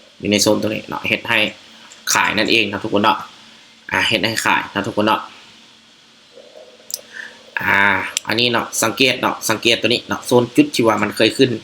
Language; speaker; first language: Thai; non-native, local second language; Northeastern Thai